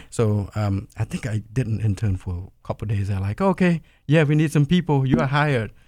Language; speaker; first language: English; non-native, fluent; Khmer